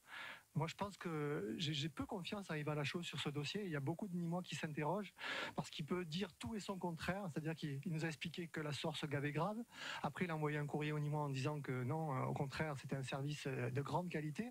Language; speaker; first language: French; native; French